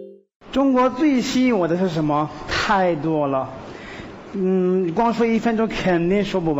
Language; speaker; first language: Chinese; non-native, fluent; Persian